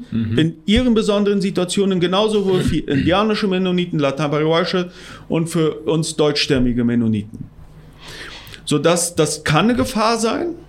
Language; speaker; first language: German; non-native, local second language; Plautdietsch